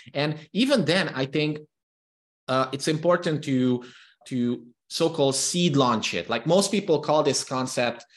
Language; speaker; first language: English; non-native, fluent; Hungarian